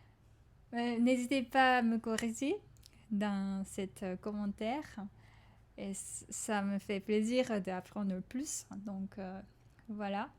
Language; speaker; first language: French; non-native, fluent; Japanese